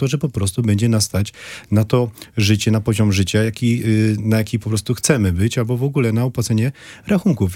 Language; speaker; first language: Polish; native; Polish